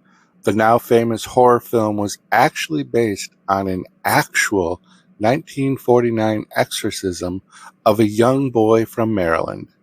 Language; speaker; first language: English; native; English